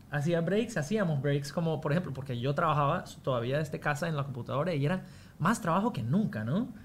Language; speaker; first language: Spanish; non-native, fluent; English